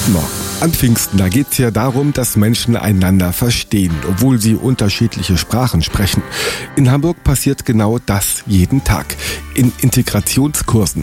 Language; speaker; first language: German; native; German